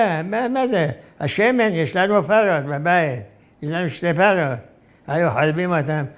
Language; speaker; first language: Hebrew; non-native, fluent; Arabic